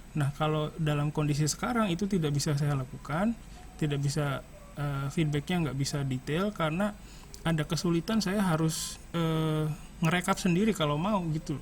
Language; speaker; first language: Indonesian; native; Indonesian